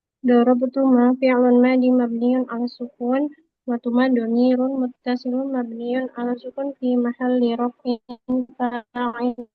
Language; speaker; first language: Arabic; non-native, learner; Indonesian